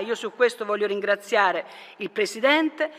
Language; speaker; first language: Italian; native; Italian